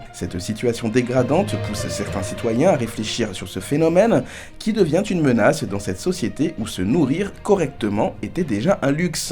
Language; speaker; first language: French; non-native, local second language; Haitian Creole